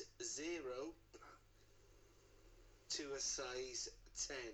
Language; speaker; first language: English; native; English